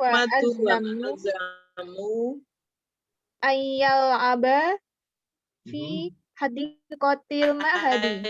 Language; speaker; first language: Arabic; non-native, learner; Indonesian